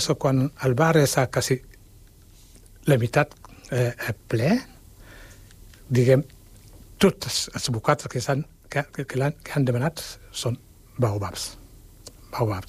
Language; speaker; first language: Catalan; non-native, fluent; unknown